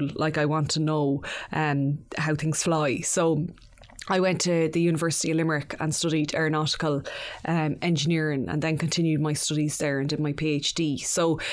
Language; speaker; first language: English; native; English